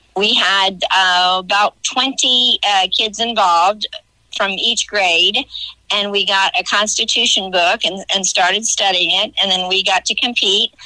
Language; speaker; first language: English; native; English